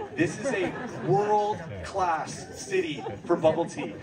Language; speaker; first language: English; native; English